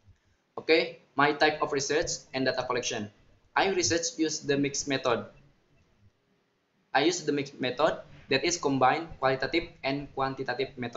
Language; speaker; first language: English; non-native, learner; Indonesian